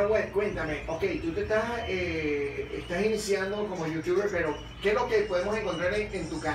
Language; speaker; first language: Spanish; native; Spanish